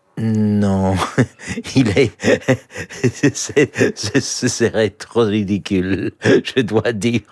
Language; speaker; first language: French; non-native, fluent; English